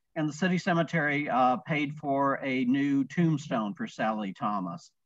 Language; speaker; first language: English; native; English